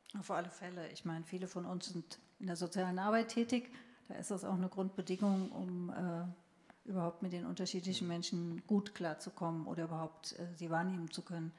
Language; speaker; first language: German; native; German